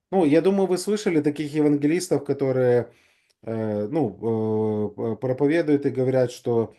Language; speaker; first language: Russian; native; Russian